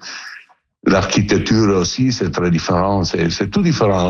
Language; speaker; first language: French; non-native, learner; Italian